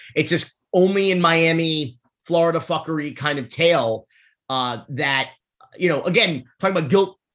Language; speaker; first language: English; native; English